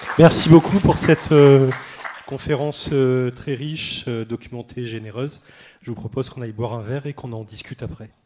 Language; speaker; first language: French; native; French